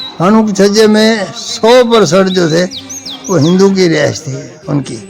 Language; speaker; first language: Urdu; non-native, local second language; Punjabi